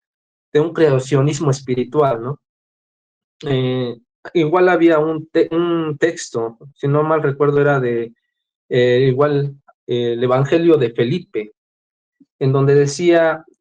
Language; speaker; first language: Spanish; native; Spanish